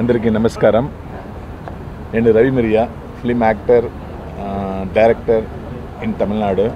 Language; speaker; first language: Telugu; non-native, learner; Tamil